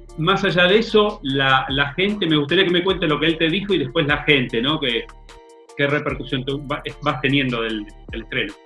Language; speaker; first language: Spanish; native; Spanish